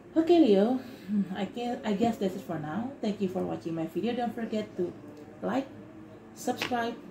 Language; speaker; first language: English; non-native, fluent; Indonesian